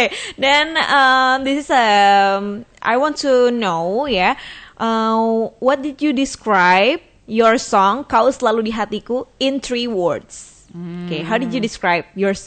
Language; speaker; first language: English; non-native, fluent; Indonesian